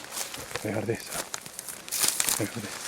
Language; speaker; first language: French; non-native, fluent; Spanish